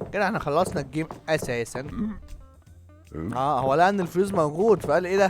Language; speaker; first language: Arabic; native; Arabic